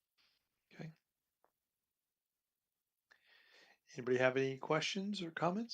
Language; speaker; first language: English; native; English